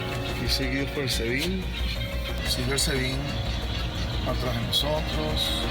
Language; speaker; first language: Spanish; native; Spanish